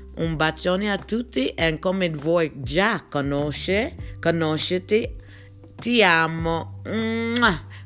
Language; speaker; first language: Italian; non-native, learner; English